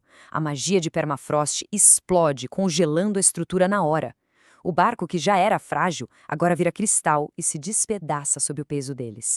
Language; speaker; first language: Portuguese; native; Portuguese